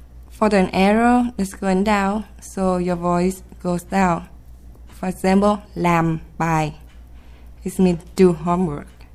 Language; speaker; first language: English; non-native, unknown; Vietnamese